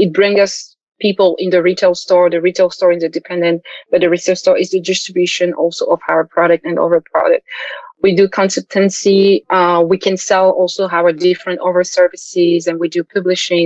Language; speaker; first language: English; non-native, local second language; French